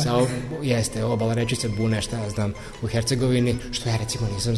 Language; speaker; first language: Croatian; native; Croatian